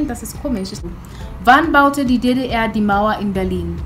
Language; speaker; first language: German; non-native, fluent; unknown